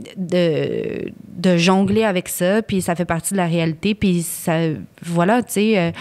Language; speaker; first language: French; native; French